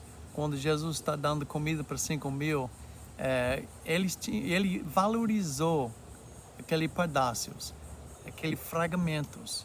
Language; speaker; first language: Portuguese; non-native, fluent; English